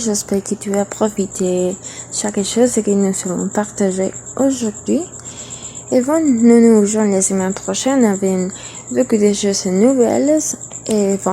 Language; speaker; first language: French; non-native, learner; Spanish